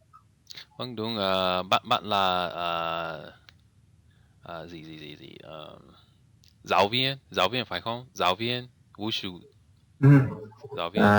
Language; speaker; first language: Vietnamese; non-native, learner; English